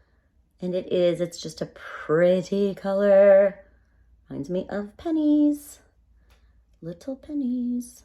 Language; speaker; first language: English; native; English